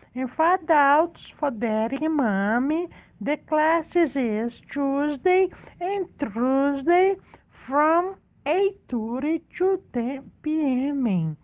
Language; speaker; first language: English; non-native, learner; Portuguese